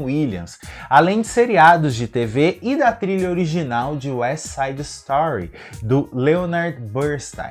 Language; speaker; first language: Portuguese; native; Portuguese